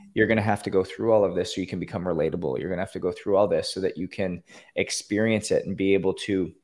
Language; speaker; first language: English; native; English